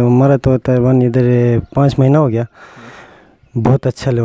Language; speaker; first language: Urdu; non-native, local second language; Khowar